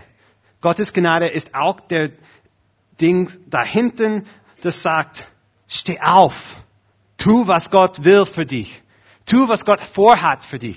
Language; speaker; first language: German; non-native, fluent; English